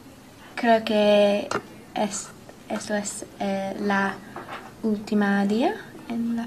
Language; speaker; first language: Spanish; non-native, learner; English